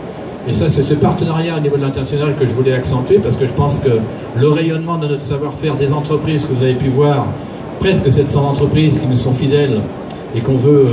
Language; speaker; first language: French; native; French